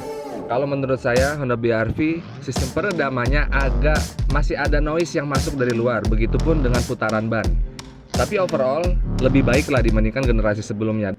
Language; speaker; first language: Indonesian; native; Indonesian